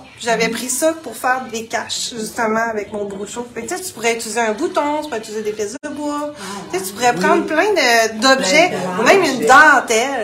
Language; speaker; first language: French; native; French